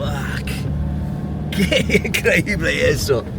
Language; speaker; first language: Spanish; non-native, learner; English